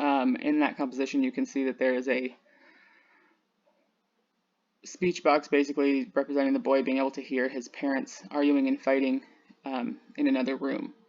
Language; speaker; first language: English; native; English